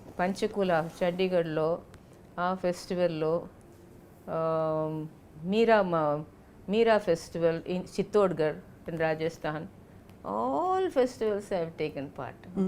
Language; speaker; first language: Telugu; non-native, fluent; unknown